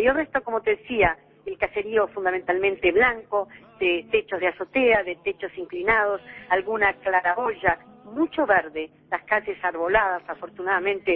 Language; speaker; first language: Spanish; native; Spanish